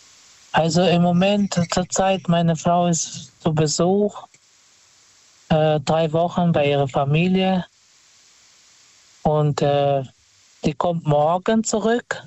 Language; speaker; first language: German; non-native, fluent; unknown